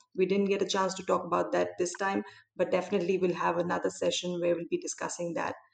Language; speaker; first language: English; non-native, local second language; Hindi